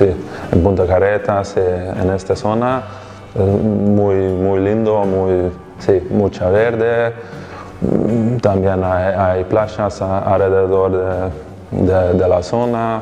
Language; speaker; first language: Spanish; non-native, fluent; Hungarian